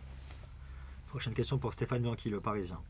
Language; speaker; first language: French; native; French